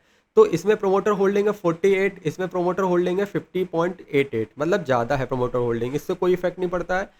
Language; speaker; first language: Hindi; native; Hindi